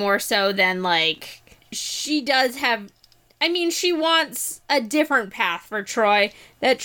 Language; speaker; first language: English; native; English